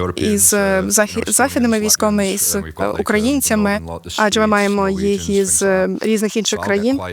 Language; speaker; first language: Ukrainian; early bilingual, heritage; English